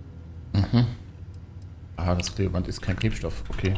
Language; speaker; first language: German; native; German